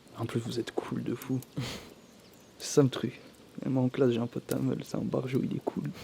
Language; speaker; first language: French; early bilingual, other home language; Kabyle